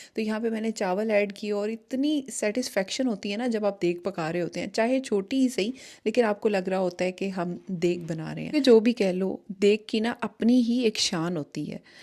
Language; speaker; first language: Urdu; native; Urdu